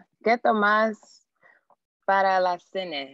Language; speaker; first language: Spanish; non-native, learner; English